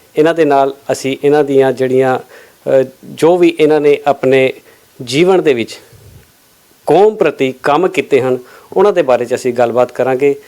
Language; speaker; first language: Punjabi; native; Punjabi